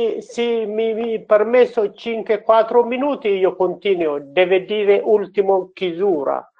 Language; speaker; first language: Italian; non-native, learner; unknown